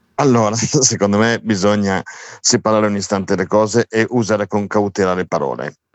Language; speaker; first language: Italian; native; Italian